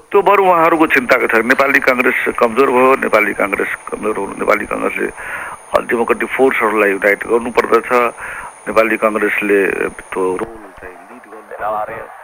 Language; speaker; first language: Nepali; non-native, local second language; Maithili